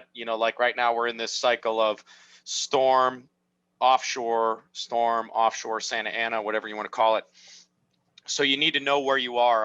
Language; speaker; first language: English; native; English